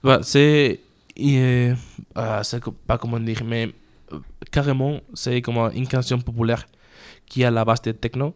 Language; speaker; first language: French; non-native, learner; Spanish